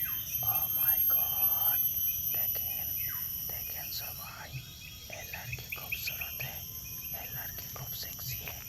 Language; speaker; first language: Hindi; non-native, learner; Bangla